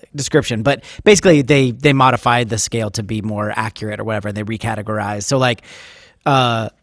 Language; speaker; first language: English; native; English